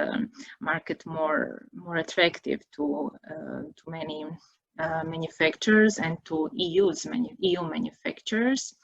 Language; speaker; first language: English; non-native, fluent; Croatian